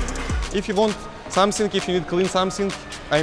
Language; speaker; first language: English; non-native, learner; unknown